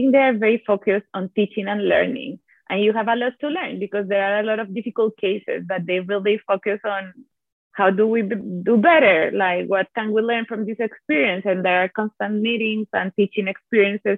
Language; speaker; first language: English; non-native, fluent; Italian